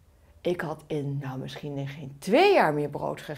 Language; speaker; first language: Dutch; native; Dutch